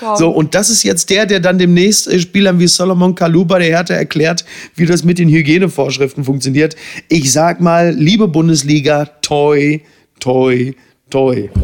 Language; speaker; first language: German; native; German